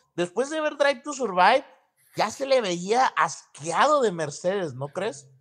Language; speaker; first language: Spanish; native; Spanish